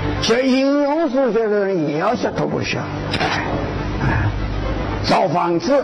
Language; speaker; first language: Chinese; non-native, local second language; Wu Chinese